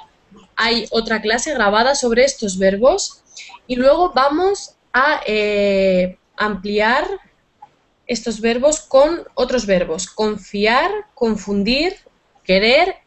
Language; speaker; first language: Spanish; native; Spanish